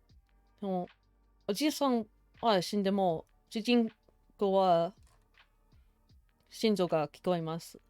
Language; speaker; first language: Japanese; non-native, learner; English